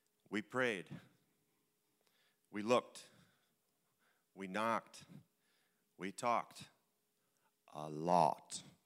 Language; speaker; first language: English; native; English